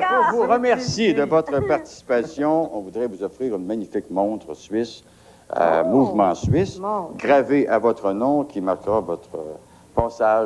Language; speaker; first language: French; native; French